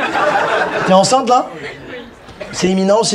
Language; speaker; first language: French; native; French